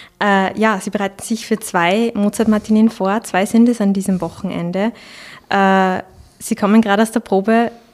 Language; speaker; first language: German; native; German